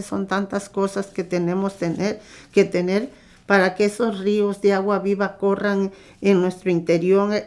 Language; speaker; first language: Spanish; native; Spanish